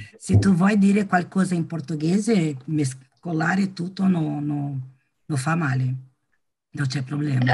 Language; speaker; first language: Italian; non-native, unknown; Portuguese